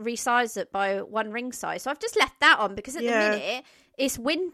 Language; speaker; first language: English; native; English